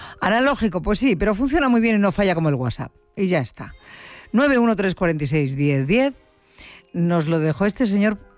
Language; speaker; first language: Spanish; native; Spanish